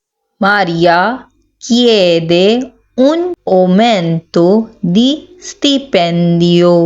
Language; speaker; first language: Italian; non-native, fluent; Urdu